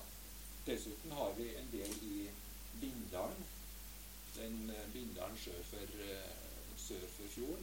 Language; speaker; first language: Norwegian; native; Norwegian